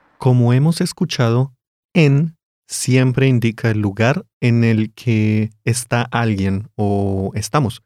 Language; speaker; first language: Spanish; native; Spanish